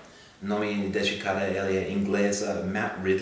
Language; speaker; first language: Portuguese; non-native, fluent; English